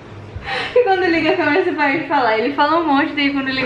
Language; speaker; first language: Portuguese; native; Portuguese